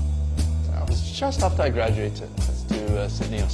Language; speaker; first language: English; native; English